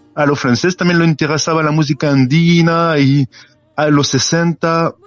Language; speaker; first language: Spanish; non-native, learner; French